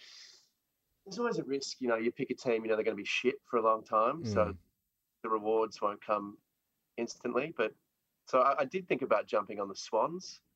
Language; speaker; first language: English; native; English